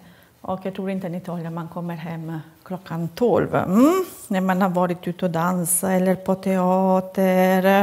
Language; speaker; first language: Swedish; non-native, fluent; Italian